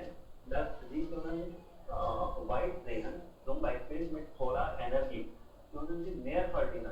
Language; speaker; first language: German; non-native, learner; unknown